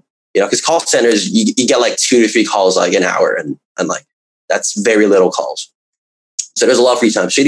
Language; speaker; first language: English; non-native, local second language; Cantonese